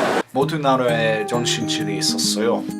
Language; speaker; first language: Korean; non-native, learner; English